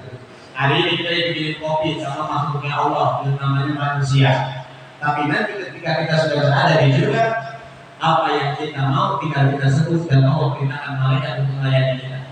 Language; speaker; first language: Indonesian; native; Indonesian